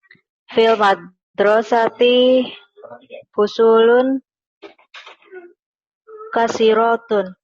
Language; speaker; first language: Arabic; non-native, learner; Indonesian